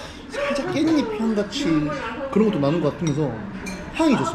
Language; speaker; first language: Korean; native; Korean